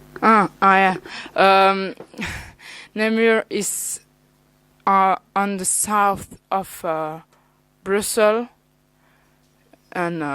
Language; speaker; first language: English; non-native, learner; French